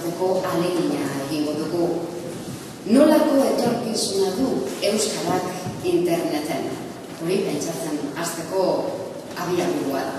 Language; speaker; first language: Basque; native; Basque